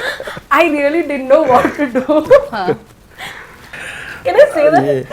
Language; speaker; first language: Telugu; non-native, learner; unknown